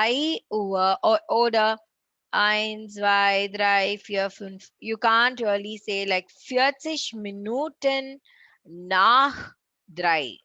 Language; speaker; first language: German; non-native, learner; Tamil